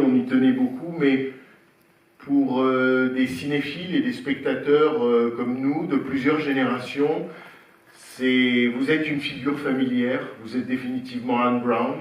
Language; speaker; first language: French; native; French